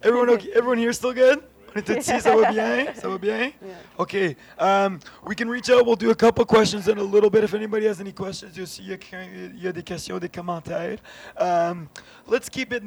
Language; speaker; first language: English; native; English